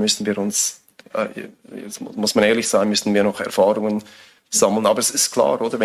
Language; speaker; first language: German; native; German